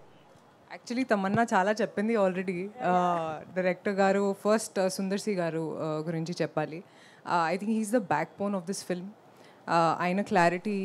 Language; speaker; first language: Telugu; non-native, local second language; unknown